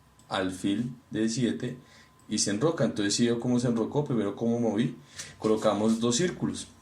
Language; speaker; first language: Spanish; native; Spanish